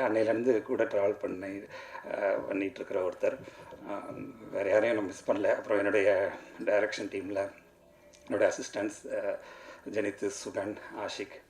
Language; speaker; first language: Tamil; native; Tamil